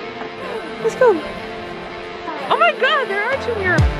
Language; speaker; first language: English; native; English